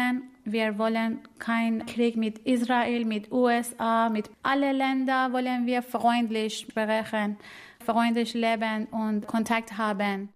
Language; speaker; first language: German; non-native, learner; Persian